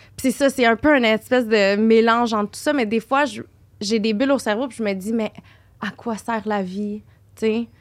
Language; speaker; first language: French; native; French